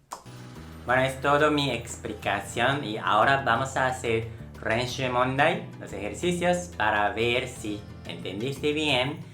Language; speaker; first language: Spanish; non-native, local second language; Japanese